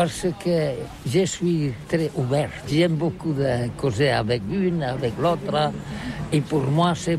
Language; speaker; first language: French; non-native, learner; Catalan